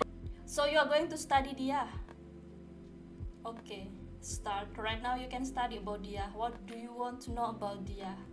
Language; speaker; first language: English; non-native, learner; Indonesian